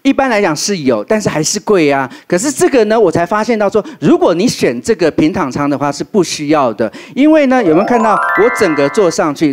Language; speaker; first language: Chinese; native; Chinese